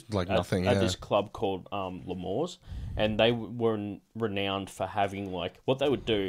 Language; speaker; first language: English; native; English